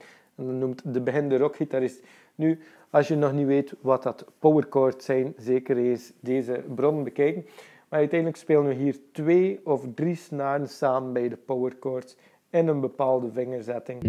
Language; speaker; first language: Dutch; native; Dutch